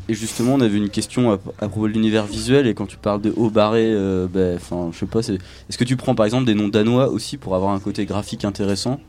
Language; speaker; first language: French; native; French